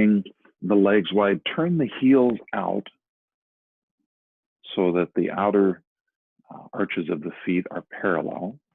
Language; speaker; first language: English; native; English